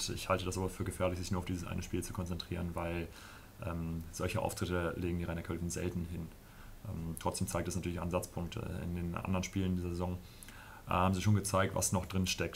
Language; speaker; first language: German; native; German